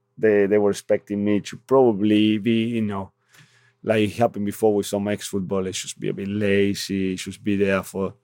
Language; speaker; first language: English; non-native, fluent; Spanish